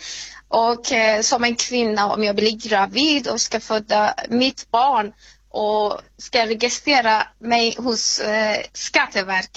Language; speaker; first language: Swedish; non-native, fluent; Persian